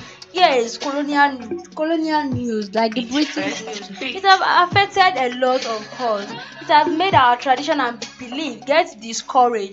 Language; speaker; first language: English; non-native, local second language; Yoruba